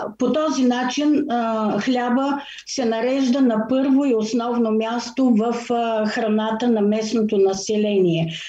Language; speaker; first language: Bulgarian; native; Bulgarian